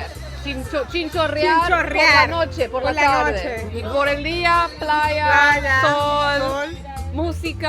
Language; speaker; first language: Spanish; non-native, learner; English